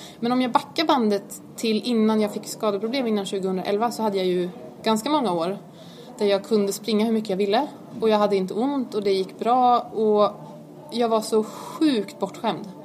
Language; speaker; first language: Swedish; native; Swedish